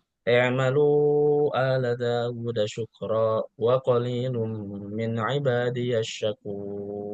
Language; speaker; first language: Arabic; non-native, fluent; Indonesian